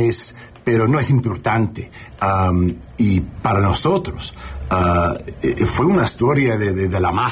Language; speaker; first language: Spanish; non-native, learner; English